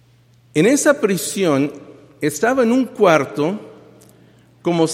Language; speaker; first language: Spanish; early bilingual, heritage; Spanish